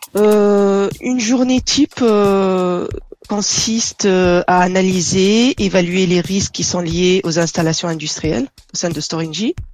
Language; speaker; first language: French; non-native, local second language; Arabic